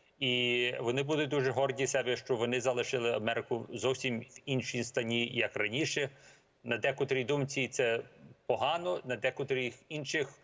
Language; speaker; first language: Ukrainian; early bilingual, heritage; Ukrainian